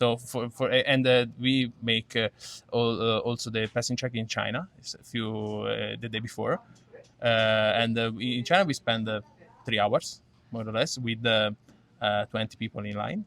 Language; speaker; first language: English; non-native, learner; Italian